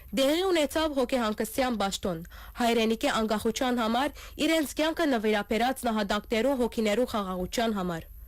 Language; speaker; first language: Armenian; early bilingual, heritage; Armenian